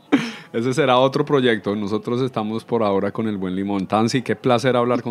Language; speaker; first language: Spanish; native; Spanish